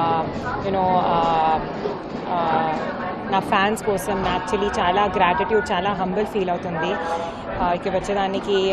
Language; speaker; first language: Telugu; non-native, learner; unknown